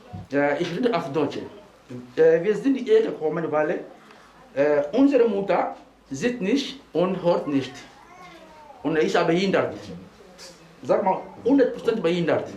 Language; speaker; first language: German; non-native, learner; Portuguese